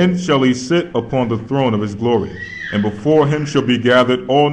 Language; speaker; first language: English; native; English